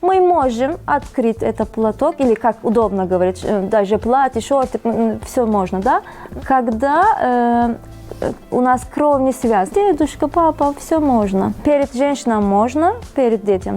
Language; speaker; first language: Russian; non-native, fluent; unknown